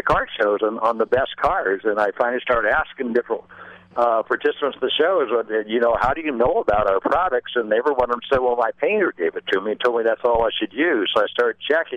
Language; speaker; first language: English; native; English